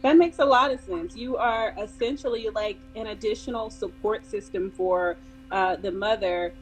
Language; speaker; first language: English; native; English